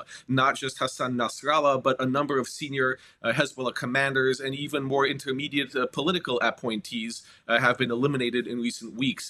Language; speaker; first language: English; native; English